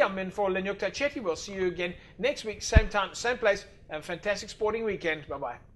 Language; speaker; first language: English; non-native, local second language; Afrikaans